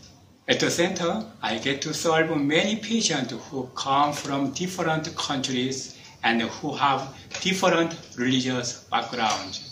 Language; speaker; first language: English; non-native, fluent; Korean